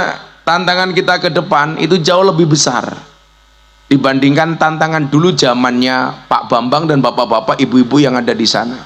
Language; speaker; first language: Indonesian; non-native, local second language; Javanese